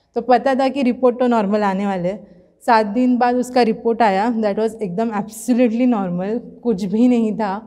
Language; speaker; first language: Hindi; non-native, local second language; Marathi